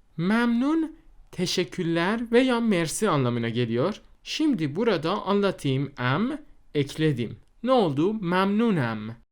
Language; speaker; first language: Turkish; non-native, fluent; Persian